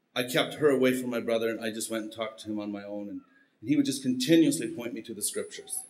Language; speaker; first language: English; early bilingual, heritage; Spanish